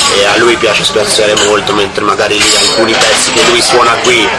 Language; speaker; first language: Italian; native; Italian